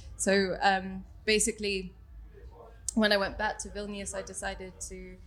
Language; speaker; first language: English; native; English